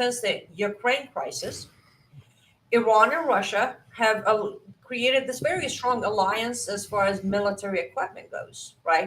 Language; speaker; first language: English; non-native, fluent; Persian